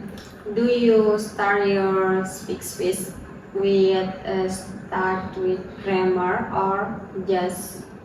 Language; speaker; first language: English; non-native, learner; Indonesian